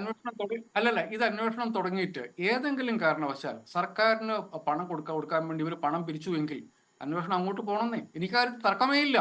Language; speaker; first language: Malayalam; native; Malayalam